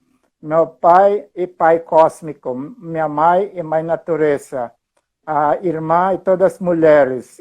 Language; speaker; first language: Portuguese; non-native, fluent; Filipino